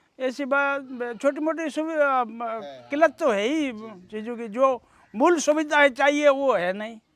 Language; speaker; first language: Urdu; non-native, fluent; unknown